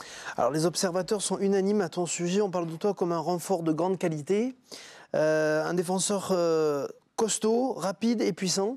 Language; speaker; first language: French; native; French